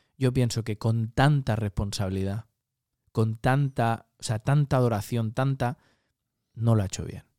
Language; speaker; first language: Spanish; native; Spanish